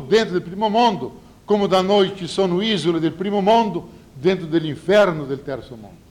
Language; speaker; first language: Italian; non-native, fluent; Portuguese